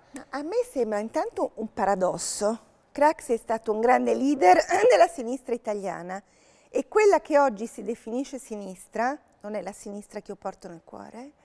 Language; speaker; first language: Italian; native; Italian